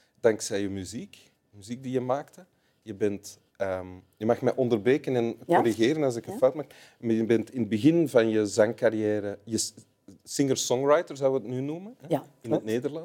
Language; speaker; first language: Dutch; native; Dutch